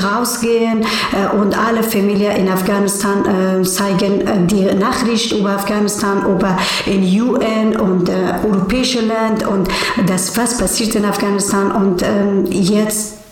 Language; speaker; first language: German; non-native, learner; Persian